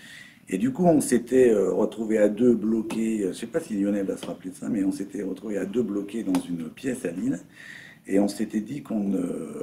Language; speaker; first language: French; native; French